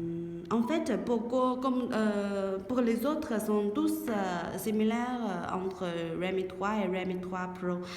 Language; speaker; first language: French; non-native, learner; Chinese